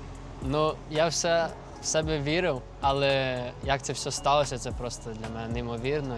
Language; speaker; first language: Ukrainian; early bilingual, other home language; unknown